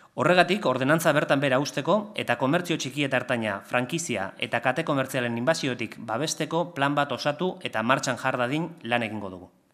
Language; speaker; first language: Basque; non-native, local second language; Spanish